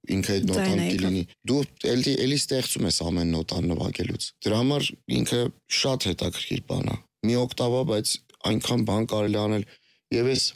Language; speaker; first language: Armenian; native; Armenian